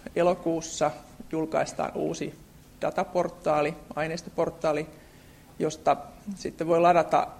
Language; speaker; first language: Finnish; native; Finnish